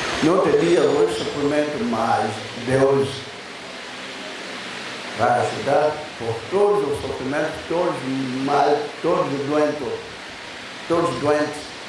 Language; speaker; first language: Portuguese; non-native, learner; Lingala